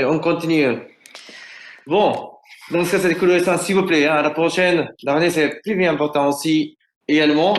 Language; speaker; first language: French; non-native, learner; Japanese